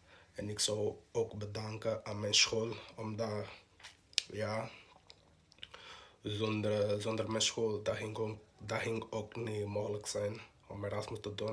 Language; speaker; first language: Dutch; non-native, local second language; Portuguese